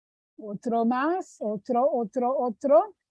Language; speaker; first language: Spanish; non-native, fluent; English